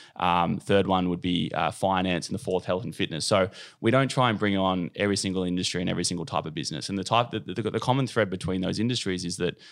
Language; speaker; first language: English; native; English